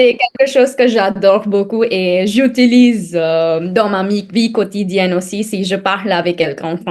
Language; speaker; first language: French; non-native, fluent; Hindi